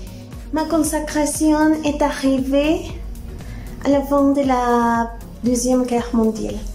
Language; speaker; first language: French; non-native, fluent; Spanish